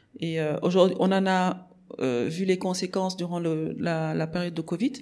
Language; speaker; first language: French; non-native, local second language; Wolof